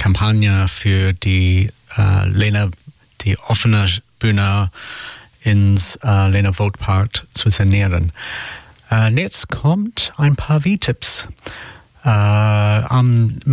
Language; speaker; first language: German; non-native, learner; English